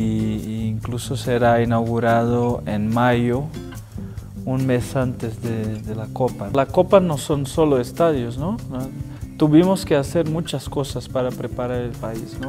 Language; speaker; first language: Spanish; non-native, fluent; Portuguese